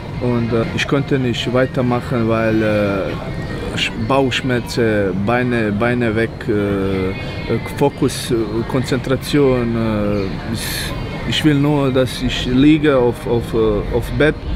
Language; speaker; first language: German; non-native, learner; Croatian